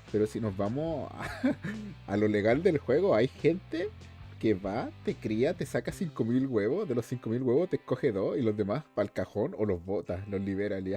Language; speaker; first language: Spanish; native; Spanish